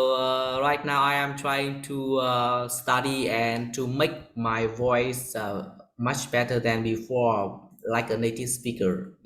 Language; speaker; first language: English; non-native, learner; Vietnamese